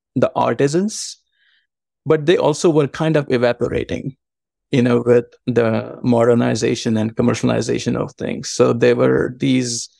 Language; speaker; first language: English; non-native, local second language; Marathi